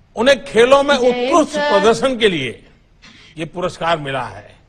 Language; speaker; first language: Hindi; non-native, local second language; Gujarati